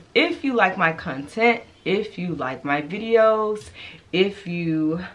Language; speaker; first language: English; native; English